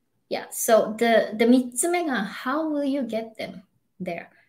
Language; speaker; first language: English; non-native, fluent; Japanese